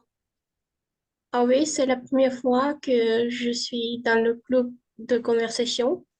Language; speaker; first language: French; non-native, fluent; Uzbek